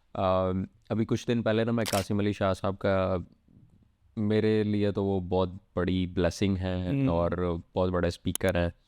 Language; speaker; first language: Urdu; native; Urdu